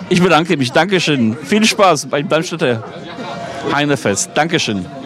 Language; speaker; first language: German; non-native, fluent; Polish